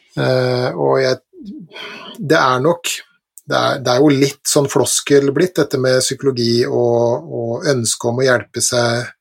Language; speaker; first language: Norwegian; native; Norwegian